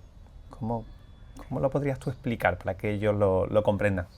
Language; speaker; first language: Spanish; native; Spanish